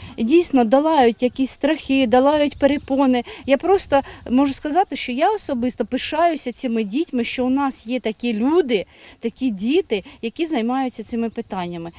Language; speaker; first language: Ukrainian; native; Ukrainian